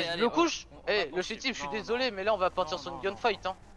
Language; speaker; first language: French; native; French